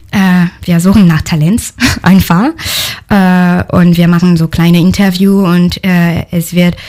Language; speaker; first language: German; non-native, learner; French